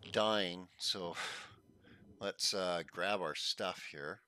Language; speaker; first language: English; native; English